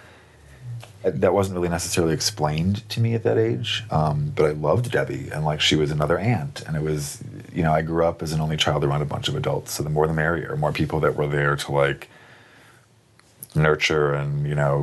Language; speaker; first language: English; native; English